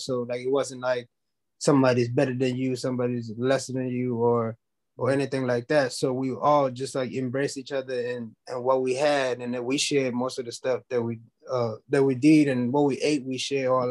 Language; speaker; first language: English; non-native, local second language; Zulu